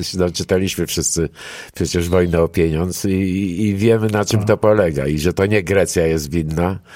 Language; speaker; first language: Polish; early bilingual, other home language; Greek